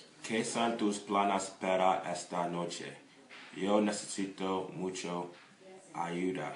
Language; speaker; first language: Spanish; non-native, learner; English